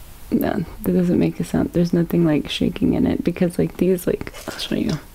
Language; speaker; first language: English; native; English